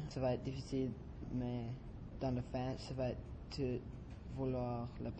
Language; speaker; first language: French; non-native, learner; Spanish